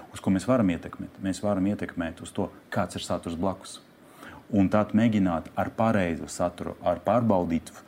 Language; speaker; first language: Latvian; non-native, local second language; Russian